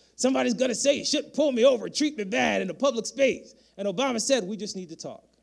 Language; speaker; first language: English; native; English